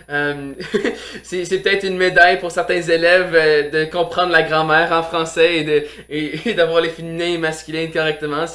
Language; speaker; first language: French; native; French